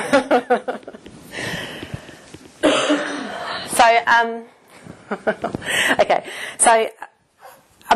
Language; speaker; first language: English; native; English